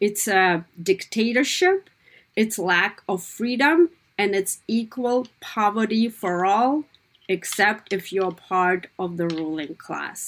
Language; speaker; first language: English; non-native, fluent; Kazakh